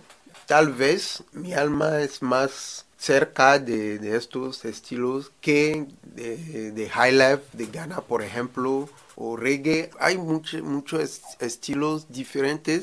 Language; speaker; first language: Spanish; non-native, learner; Ewe